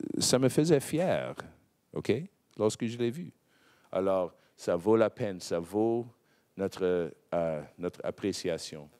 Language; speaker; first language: French; non-native, local second language; English